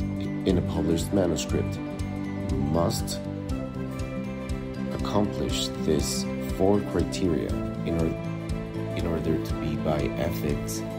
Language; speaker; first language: English; non-native, fluent; Spanish